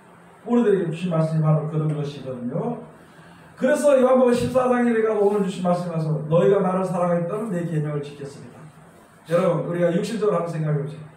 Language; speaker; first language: Korean; native; Korean